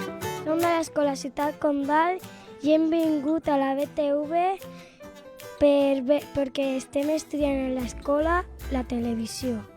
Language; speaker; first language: Catalan; non-native, local second language; Spanish